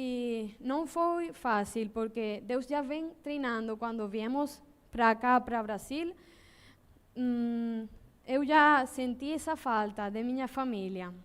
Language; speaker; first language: Portuguese; non-native, learner; Spanish